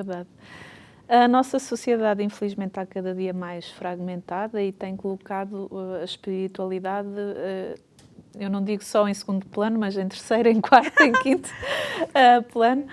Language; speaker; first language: Portuguese; native; Portuguese